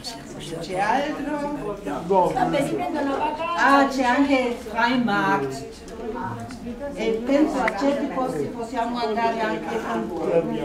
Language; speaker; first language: Italian; non-native, fluent; German